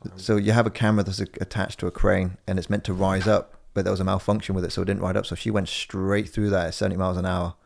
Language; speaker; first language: English; native; English